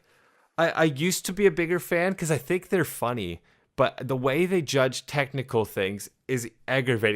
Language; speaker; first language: English; native; English